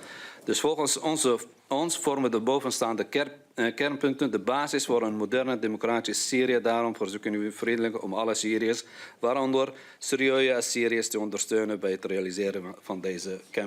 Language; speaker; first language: Dutch; non-native, fluent; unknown